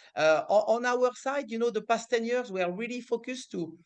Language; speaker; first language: English; non-native, fluent; French